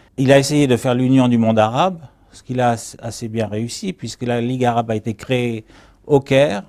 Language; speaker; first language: French; early bilingual, other home language; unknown